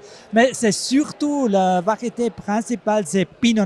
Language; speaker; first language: French; non-native, local second language; German